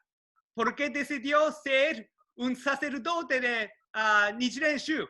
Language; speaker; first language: Spanish; non-native, learner; Japanese